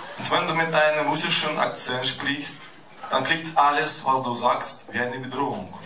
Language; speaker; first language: German; non-native, fluent; Russian